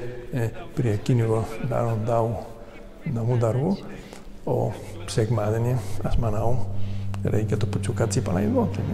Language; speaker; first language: Lithuanian; non-native, learner; Spanish